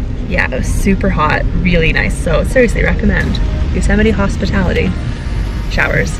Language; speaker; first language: English; native; English